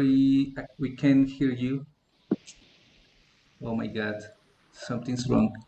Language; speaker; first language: English; non-native, learner; Spanish